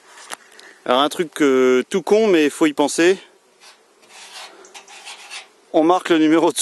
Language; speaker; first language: French; native; French